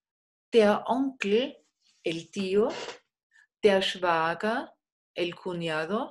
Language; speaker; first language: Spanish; non-native, fluent; German